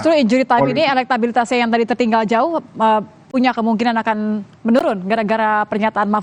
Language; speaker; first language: Indonesian; native; Indonesian